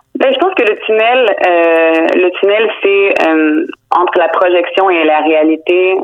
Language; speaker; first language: French; native; French